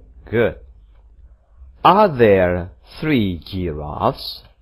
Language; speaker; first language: English; non-native, fluent; Indonesian